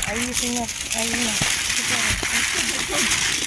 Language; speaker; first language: Spanish; non-native, learner; Filipino